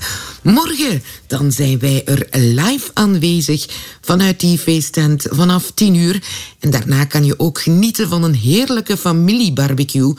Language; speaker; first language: Dutch; native; Dutch